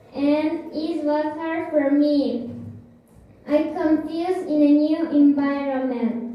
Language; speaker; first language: English; early bilingual, other home language; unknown